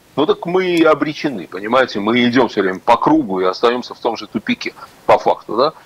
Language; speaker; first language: Russian; native; Russian